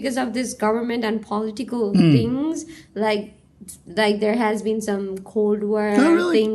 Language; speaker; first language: English; non-native, local second language; Nepali